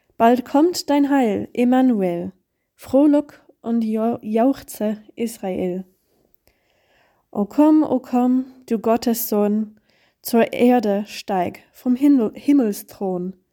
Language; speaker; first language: German; non-native, learner; English